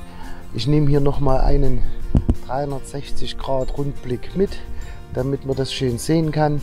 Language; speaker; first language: German; native; German